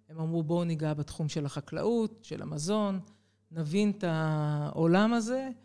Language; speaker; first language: Hebrew; native; Hebrew